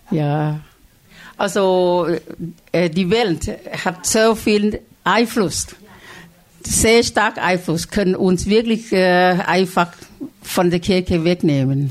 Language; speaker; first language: German; non-native, fluent; Thai